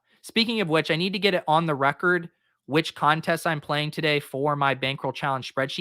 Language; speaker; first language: English; native; English